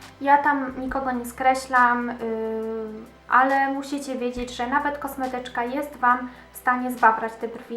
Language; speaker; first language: Polish; native; Polish